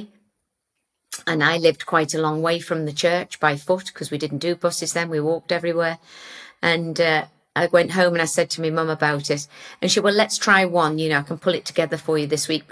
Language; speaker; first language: English; native; English